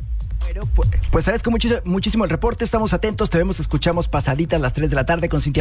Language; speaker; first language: Spanish; native; Spanish